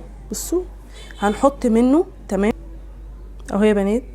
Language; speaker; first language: Arabic; native; Arabic